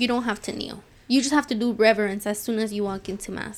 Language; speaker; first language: English; early bilingual, other home language; Spanish